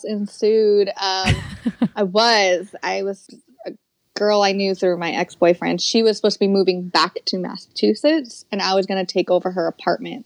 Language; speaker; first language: English; native; English